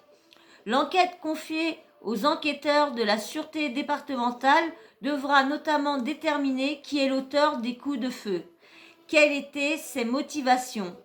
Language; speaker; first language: French; native; French